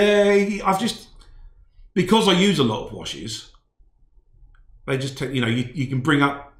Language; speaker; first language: English; native; English